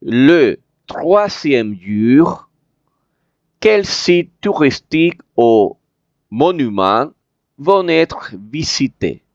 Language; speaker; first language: French; non-native, fluent; Spanish